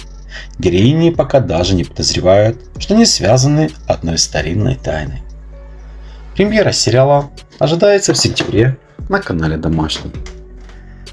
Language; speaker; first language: Russian; native; Russian